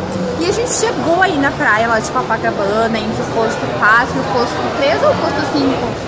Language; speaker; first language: Portuguese; native; Portuguese